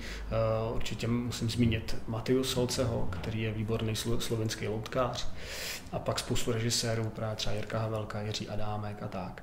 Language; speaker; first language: Czech; native; Czech